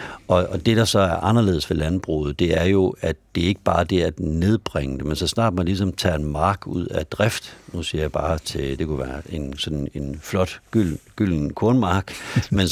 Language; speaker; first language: Danish; native; Danish